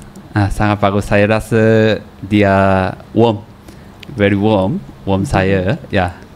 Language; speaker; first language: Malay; non-native, learner; Korean